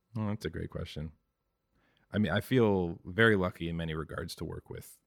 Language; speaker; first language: English; native; English